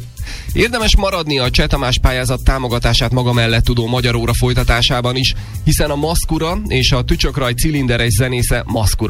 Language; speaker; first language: Hungarian; native; Hungarian